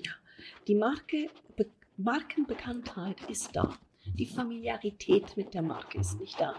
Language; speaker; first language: German; non-native, fluent; Italian